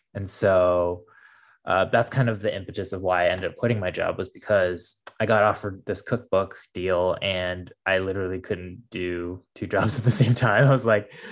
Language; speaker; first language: English; native; English